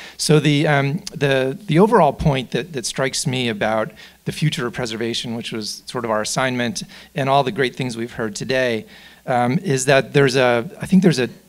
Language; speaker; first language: English; native; English